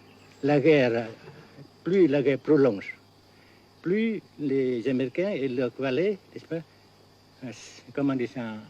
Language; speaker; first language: French; non-native, fluent; Vietnamese